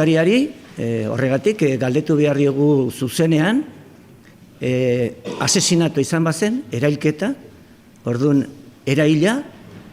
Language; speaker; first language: Basque; non-native, local second language; Spanish